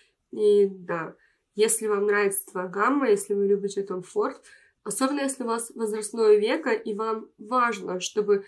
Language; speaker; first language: Russian; native; Russian